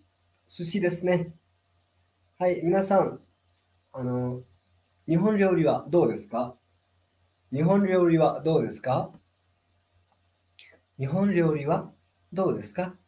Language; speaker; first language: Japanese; non-native, fluent; Nepali